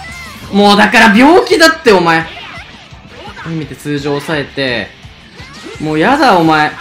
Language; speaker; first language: Japanese; native; Japanese